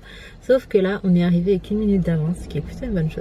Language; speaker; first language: French; native; French